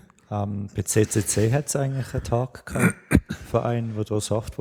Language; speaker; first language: German; native; German